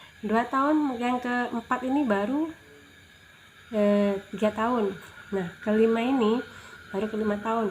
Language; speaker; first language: Indonesian; native; Indonesian